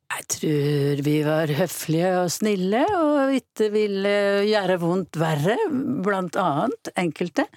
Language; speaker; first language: Norwegian; native; Norwegian